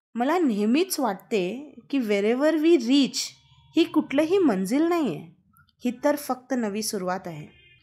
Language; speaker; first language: Marathi; non-native, local second language; Hindi